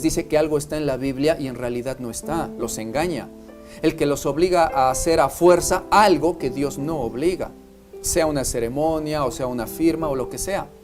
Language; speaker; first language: Spanish; native; Spanish